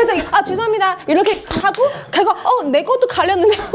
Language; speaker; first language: Korean; non-native, fluent; Chinese